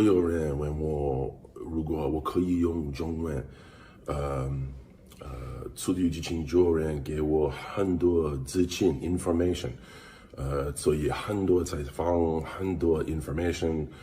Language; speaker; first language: Chinese; non-native, learner; English